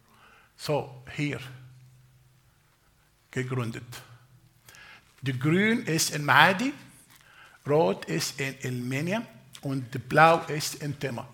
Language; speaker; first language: German; non-native, fluent; Arabic